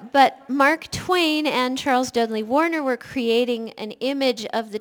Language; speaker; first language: English; native; English